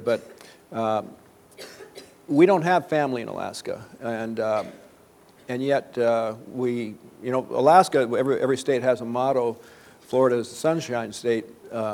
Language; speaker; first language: English; native; English